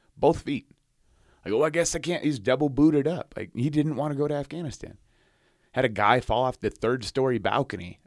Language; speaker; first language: English; native; English